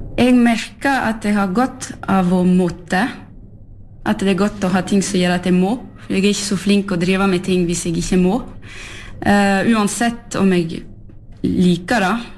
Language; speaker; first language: Norwegian; non-native, fluent; French